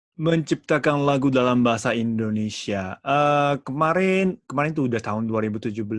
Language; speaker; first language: Indonesian; non-native, fluent; Japanese